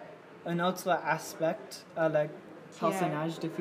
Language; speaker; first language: French; non-native, learner; English